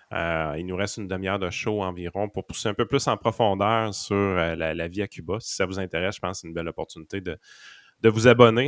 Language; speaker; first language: French; native; French